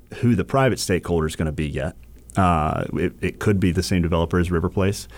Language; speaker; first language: English; native; English